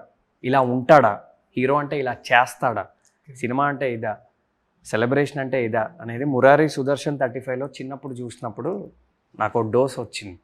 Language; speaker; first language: Telugu; native; Telugu